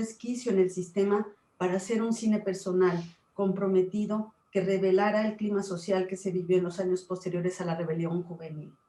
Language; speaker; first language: Spanish; native; Spanish